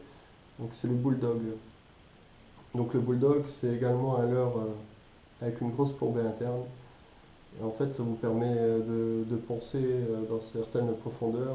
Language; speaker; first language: French; native; French